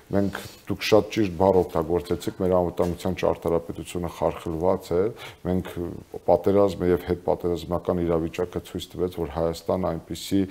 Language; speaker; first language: Armenian; native; Armenian